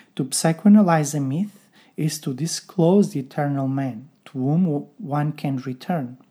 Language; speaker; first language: English; non-native, fluent; Portuguese